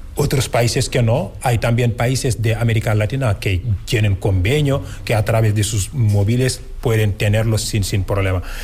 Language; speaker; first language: Spanish; non-native, fluent; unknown